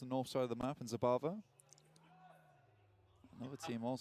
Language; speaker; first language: English; native; English